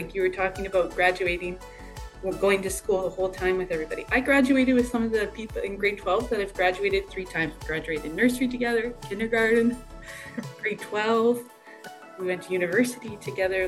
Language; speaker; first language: English; native; English